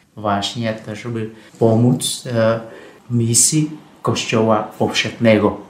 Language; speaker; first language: Polish; non-native, fluent; Vietnamese